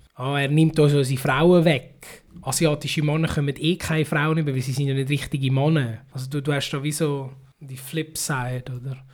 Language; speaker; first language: German; early bilingual, other home language; Filipino